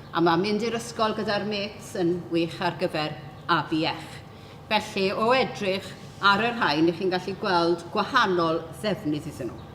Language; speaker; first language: Welsh; native; Welsh